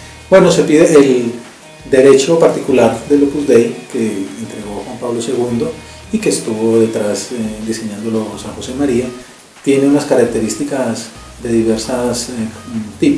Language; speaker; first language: Spanish; native; Spanish